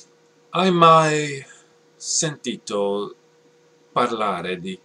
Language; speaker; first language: Italian; non-native, learner; English